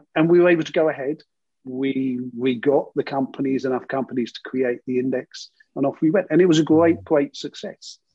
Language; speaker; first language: English; native; English